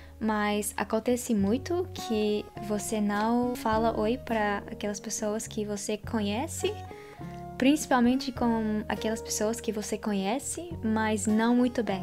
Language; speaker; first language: Portuguese; non-native, fluent; Dutch